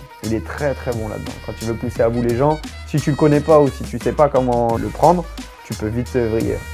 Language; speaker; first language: French; native; French